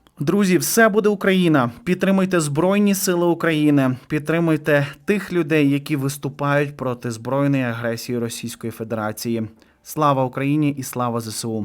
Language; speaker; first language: Ukrainian; native; Ukrainian